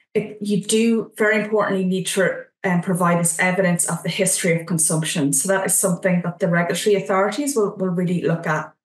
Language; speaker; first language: English; native; English